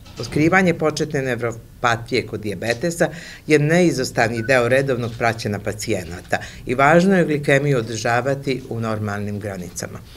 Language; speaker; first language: Serbian; native; Serbian